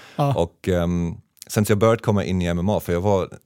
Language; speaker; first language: Swedish; non-native, fluent; German